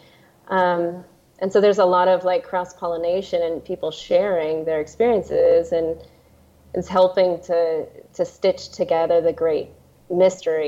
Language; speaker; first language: English; native; English